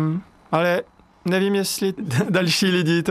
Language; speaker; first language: Czech; non-native, learner; French